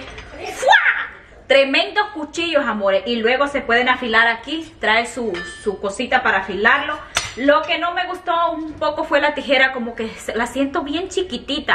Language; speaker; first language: Spanish; native; Spanish